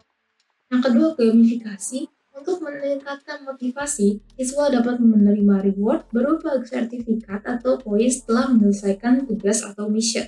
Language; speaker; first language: Indonesian; native; Indonesian